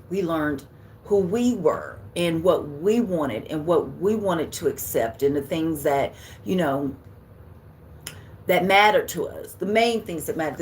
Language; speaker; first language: English; native; English